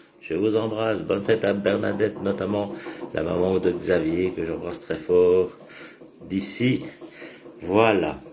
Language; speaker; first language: French; native; French